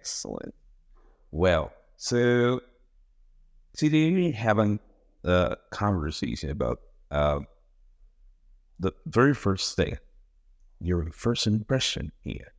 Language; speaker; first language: English; non-native, fluent; Spanish